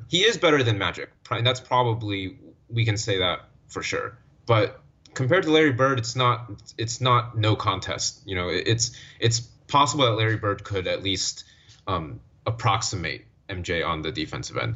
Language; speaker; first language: English; native; English